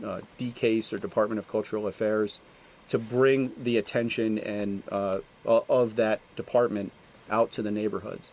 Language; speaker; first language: English; native; English